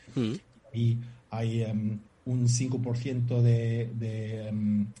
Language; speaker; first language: Spanish; non-native, fluent; German